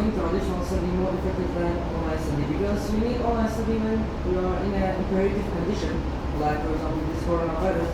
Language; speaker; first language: English; non-native, fluent; Kurdish